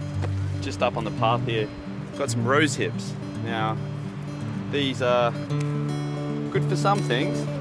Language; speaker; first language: English; native; English